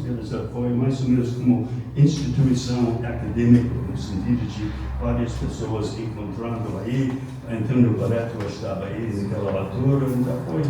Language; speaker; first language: Portuguese; non-native, fluent; English